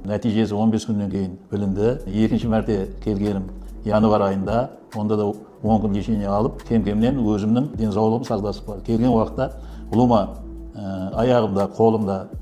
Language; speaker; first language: Uzbek; non-native, local second language; Kara-Kalpak